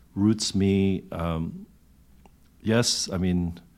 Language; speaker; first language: English; early bilingual, other home language; Korean